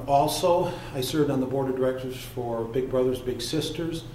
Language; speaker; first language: English; native; English